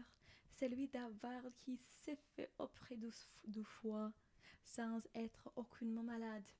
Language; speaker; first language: French; non-native, learner; English